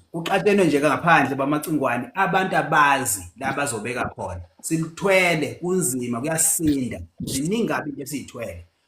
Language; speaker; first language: Zulu; native; Zulu